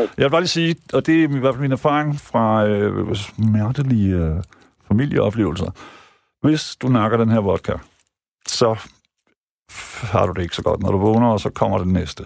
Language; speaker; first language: Danish; native; Danish